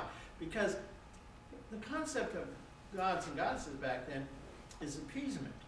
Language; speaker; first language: English; native; English